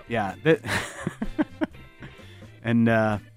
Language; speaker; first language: English; early bilingual, other home language; Italian